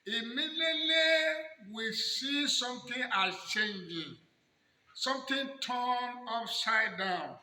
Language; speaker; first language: English; non-native, local second language; Yoruba